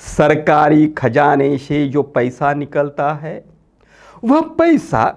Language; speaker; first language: Hindi; non-native, local second language; Marathi